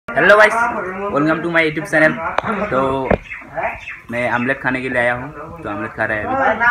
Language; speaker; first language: Hindi; non-native, local second language; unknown